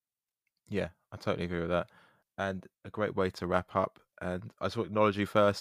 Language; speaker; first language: English; native; English